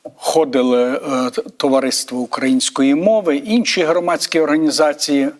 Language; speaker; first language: Ukrainian; native; Ukrainian